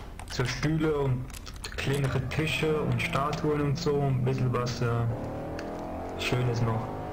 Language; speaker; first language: German; native; German